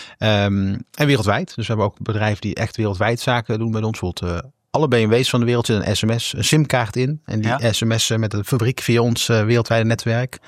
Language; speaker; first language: Dutch; native; Dutch